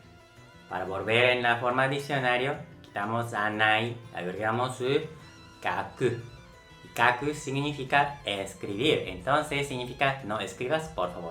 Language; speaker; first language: Spanish; non-native, local second language; Japanese